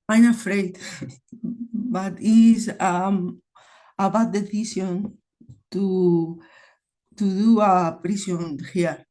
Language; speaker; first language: English; non-native, learner; Spanish